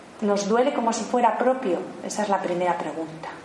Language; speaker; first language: Spanish; native; Spanish